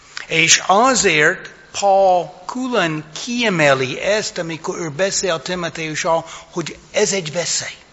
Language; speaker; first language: Hungarian; non-native, fluent; English